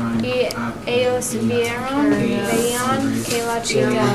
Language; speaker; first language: Spanish; non-native, learner; English